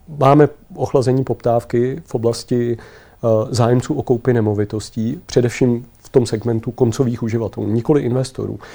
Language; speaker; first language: Czech; native; Czech